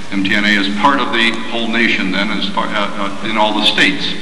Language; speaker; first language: English; native; English